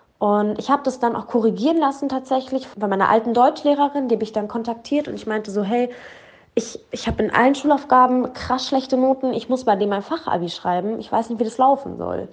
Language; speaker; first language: German; early bilingual, other home language; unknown